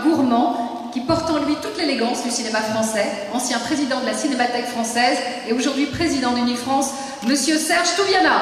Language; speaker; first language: French; native; French